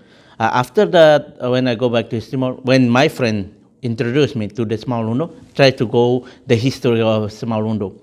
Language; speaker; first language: English; non-native, fluent; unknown